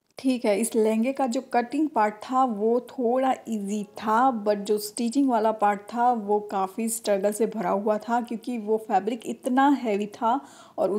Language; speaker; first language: Hindi; non-native, local second language; Gujarati